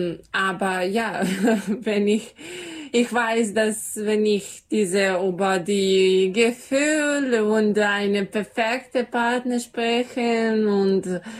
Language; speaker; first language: German; non-native, learner; Serbian